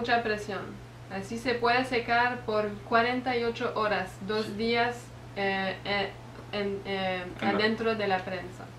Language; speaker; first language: Spanish; non-native, fluent; French